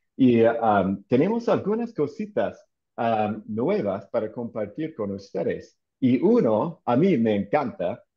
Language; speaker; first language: Spanish; non-native, fluent; English